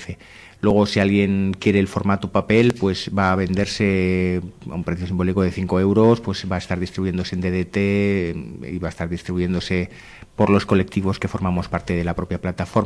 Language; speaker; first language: Spanish; native; Spanish